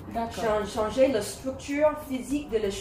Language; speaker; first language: French; non-native, learner; English